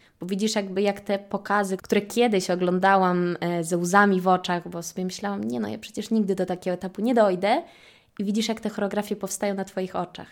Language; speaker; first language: Polish; native; Polish